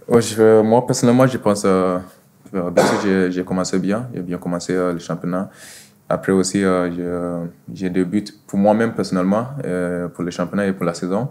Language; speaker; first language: French; non-native, fluent; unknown